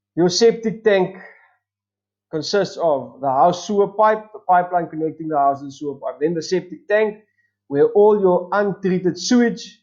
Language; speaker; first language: English; non-native, local second language; Afrikaans